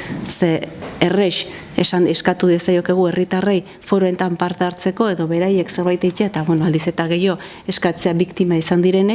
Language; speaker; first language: Basque; native; Basque